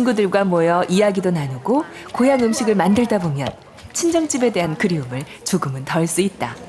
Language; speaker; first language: Korean; native; Korean